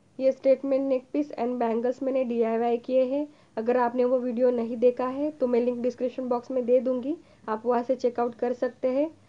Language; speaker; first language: Hindi; non-native, local second language; Marathi